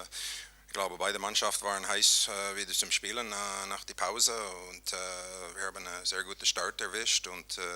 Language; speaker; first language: German; non-native, fluent; English